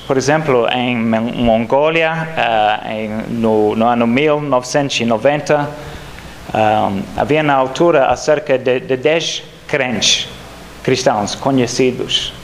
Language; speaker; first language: Portuguese; non-native, fluent; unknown